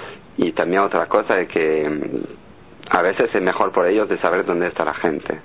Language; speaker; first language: Spanish; non-native, fluent; French